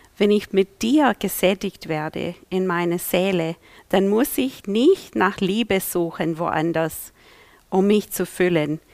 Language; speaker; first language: German; non-native, fluent; English